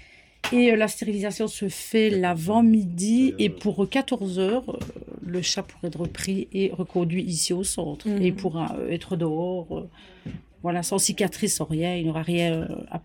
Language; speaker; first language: French; native; French